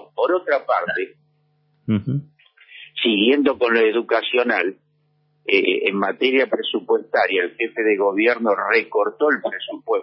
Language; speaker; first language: Spanish; native; Spanish